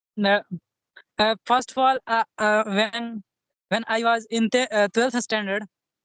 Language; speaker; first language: English; non-native, learner; Hindi